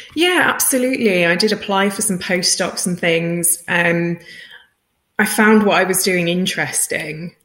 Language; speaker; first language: English; native; English